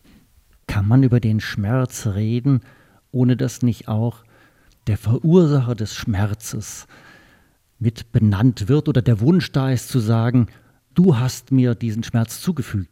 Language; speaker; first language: German; native; German